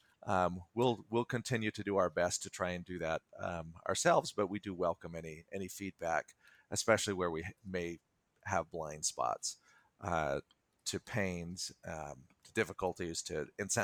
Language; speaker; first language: English; native; English